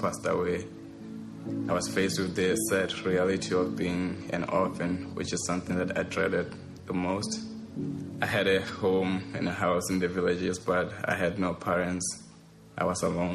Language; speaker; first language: English; non-native, local second language; Southern Sotho